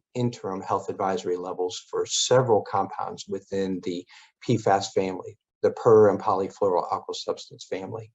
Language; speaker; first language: English; native; English